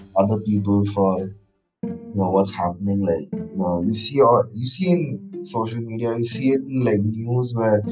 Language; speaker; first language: English; non-native, local second language; Malayalam